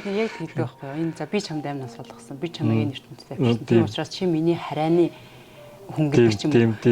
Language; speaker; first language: Mongolian; native; Mongolian